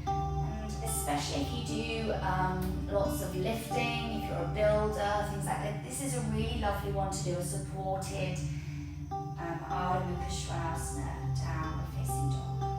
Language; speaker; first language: English; native; English